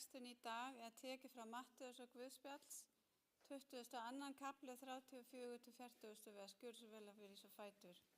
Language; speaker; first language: Icelandic; non-native, fluent; Spanish